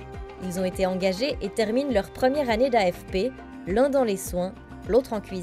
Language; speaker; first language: French; native; French